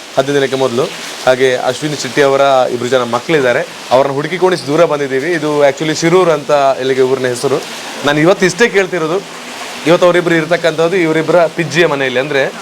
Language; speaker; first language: Kannada; native; Kannada